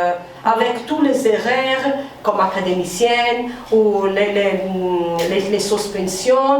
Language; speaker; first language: French; non-native, fluent; Italian